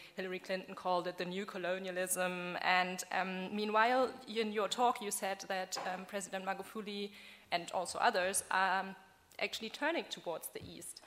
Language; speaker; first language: English; non-native, fluent; German